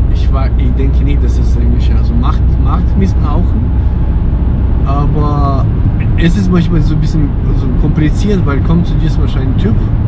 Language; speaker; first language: German; non-native, fluent; Ukrainian